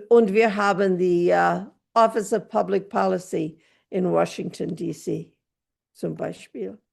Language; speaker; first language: German; non-native, fluent; English